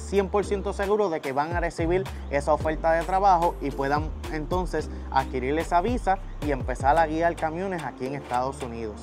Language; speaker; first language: Spanish; native; Spanish